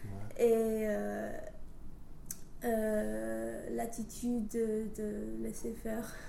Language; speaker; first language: French; non-native, learner; English